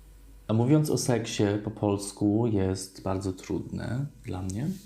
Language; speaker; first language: Polish; early bilingual, heritage; Polish